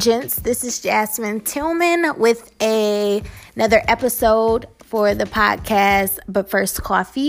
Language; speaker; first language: English; native; English